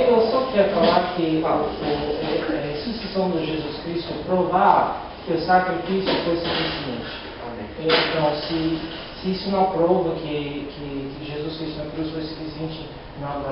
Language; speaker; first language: Portuguese; non-native, learner; English